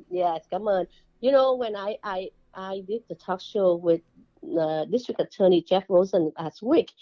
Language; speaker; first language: English; non-native, fluent; Vietnamese